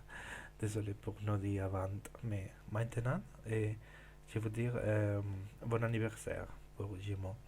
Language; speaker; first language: French; non-native, learner; Spanish